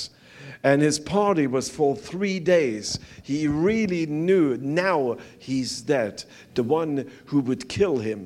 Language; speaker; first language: English; non-native, fluent; German